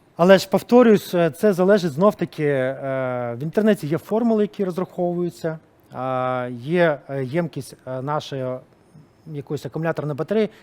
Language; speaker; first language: Ukrainian; non-native, local second language; Russian